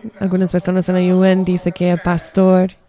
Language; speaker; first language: Spanish; non-native, learner; English